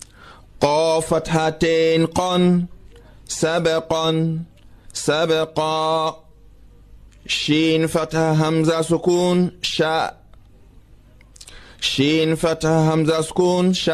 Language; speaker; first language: Arabic; non-native, fluent; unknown